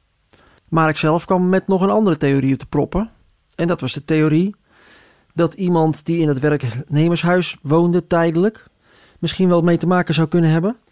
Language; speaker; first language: Dutch; native; Dutch